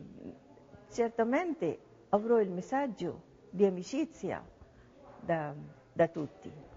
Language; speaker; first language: Italian; non-native, learner; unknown